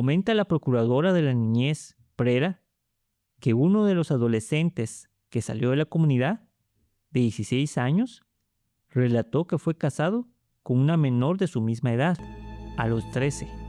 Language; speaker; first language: Spanish; native; Spanish